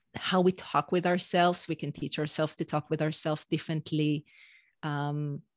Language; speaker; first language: English; non-native, fluent; Hebrew